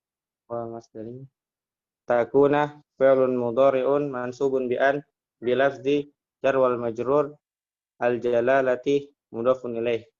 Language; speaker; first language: Arabic; non-native, learner; Indonesian